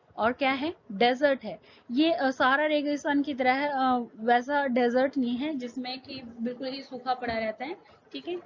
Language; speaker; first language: Hindi; native; Hindi